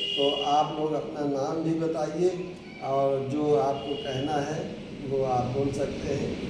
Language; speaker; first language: Hindi; native; Hindi